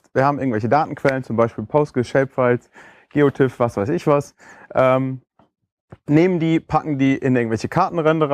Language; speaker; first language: German; native; German